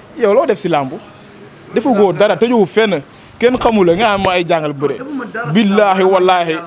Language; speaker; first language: Wolof; native; Wolof